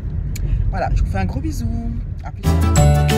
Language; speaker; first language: French; native; French